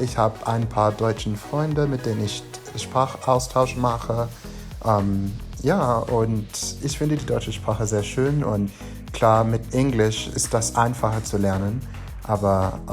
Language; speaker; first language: German; non-native, learner; English